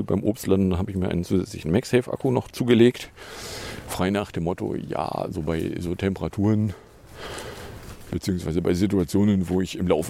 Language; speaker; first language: German; native; German